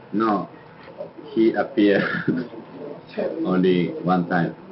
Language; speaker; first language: English; non-native, learner; Japanese